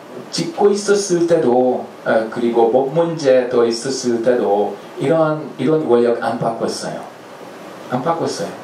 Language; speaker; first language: Korean; non-native, fluent; Hungarian